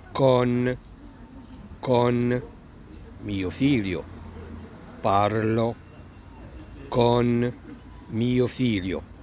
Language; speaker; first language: Italian; non-native, fluent; Arabic